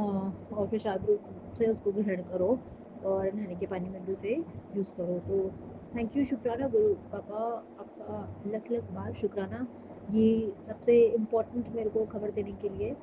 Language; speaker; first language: Hindi; native; Hindi